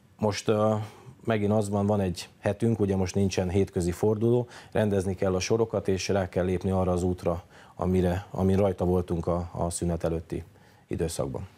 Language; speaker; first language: Hungarian; native; Hungarian